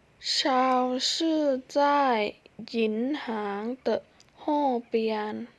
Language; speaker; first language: Chinese; non-native, fluent; Thai